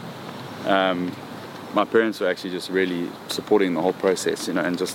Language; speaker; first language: English; native; English